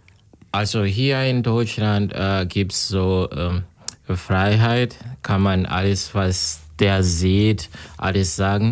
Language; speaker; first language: German; non-native, learner; Kinyarwanda